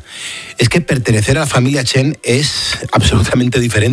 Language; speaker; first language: Spanish; native; Spanish